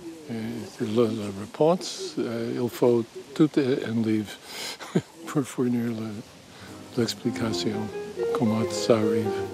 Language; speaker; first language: French; non-native, fluent; English